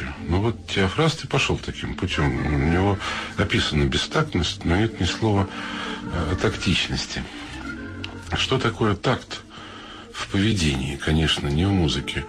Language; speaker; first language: Russian; native; Russian